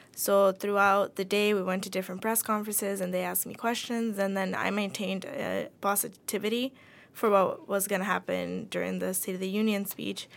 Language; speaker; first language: English; early bilingual, other home language; Spanish